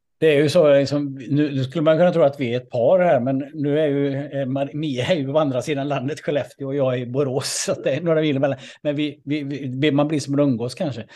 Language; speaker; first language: Swedish; native; Swedish